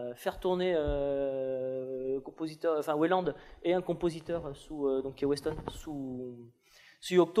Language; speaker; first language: French; native; French